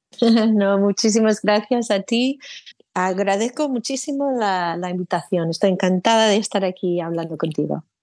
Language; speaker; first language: Spanish; non-native, fluent; English